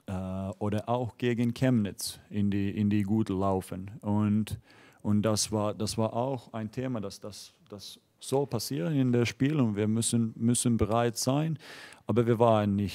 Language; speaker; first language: German; non-native, fluent; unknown